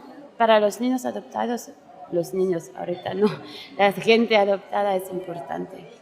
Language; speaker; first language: Spanish; non-native, learner; French